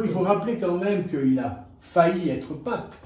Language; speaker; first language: French; native; French